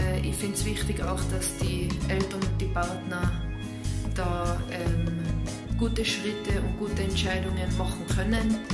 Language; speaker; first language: German; native; German